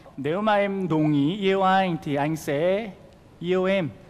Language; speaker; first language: Vietnamese; non-native, fluent; Korean